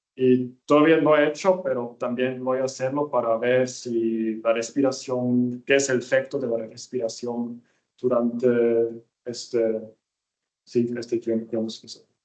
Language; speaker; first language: Spanish; non-native, fluent; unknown